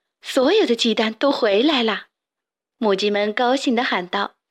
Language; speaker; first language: Chinese; native; Chinese